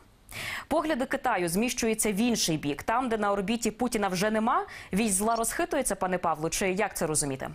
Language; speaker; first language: Ukrainian; native; Ukrainian